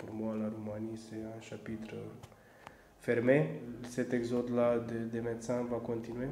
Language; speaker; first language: French; non-native, learner; Romanian